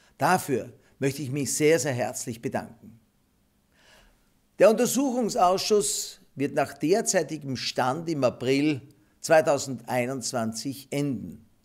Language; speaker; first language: German; native; German